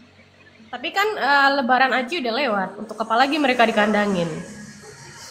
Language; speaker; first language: Indonesian; native; Indonesian